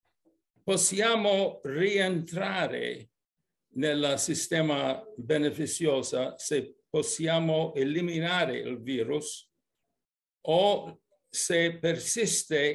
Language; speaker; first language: Italian; early bilingual, heritage; English